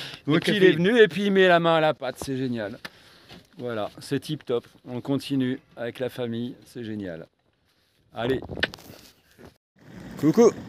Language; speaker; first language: French; native; French